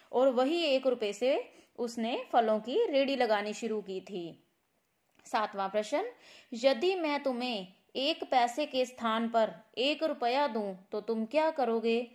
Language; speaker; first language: Hindi; non-native, local second language; Punjabi